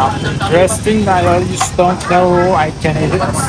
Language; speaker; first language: English; non-native, learner; Turkish